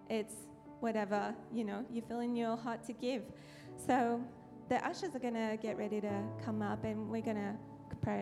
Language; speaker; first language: English; non-native, fluent; French